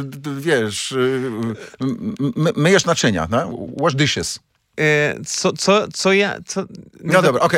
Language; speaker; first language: Polish; native; Polish